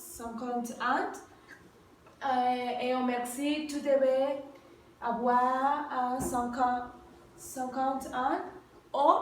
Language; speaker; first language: French; non-native, learner; Spanish